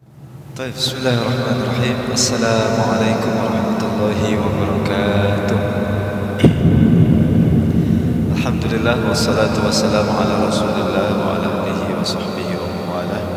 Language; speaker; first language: Arabic; non-native, fluent; Indonesian